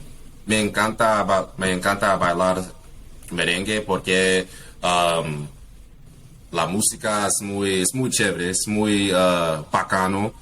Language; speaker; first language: Spanish; non-native, learner; English